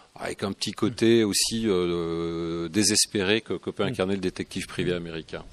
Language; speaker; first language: French; native; French